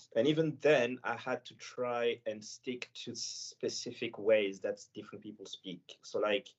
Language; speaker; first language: English; non-native, fluent; French